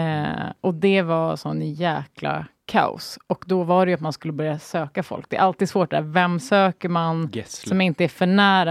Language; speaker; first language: Swedish; native; Swedish